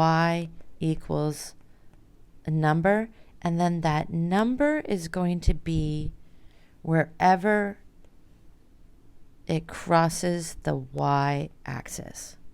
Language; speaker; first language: English; native; English